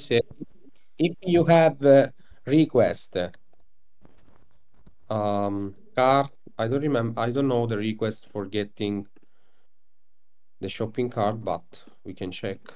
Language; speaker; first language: English; non-native, learner; Italian